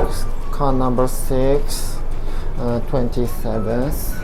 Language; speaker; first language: English; non-native, learner; Japanese